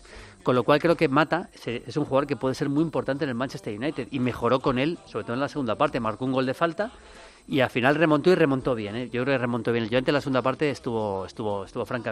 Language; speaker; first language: Spanish; native; Spanish